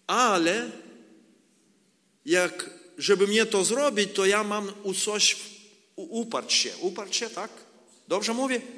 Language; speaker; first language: Polish; non-native, learner; Ukrainian